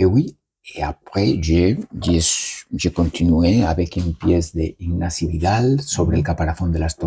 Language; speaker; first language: French; non-native, learner; Spanish